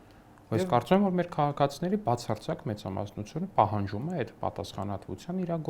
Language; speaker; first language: Armenian; native; Armenian